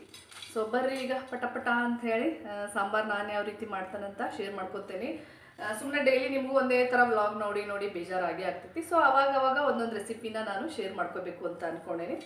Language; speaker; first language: Kannada; native; Kannada